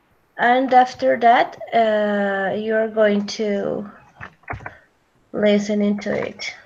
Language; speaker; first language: English; non-native, fluent; Spanish